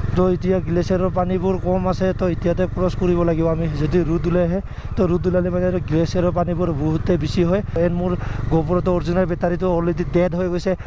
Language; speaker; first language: Assamese; non-native, local second language; Bodo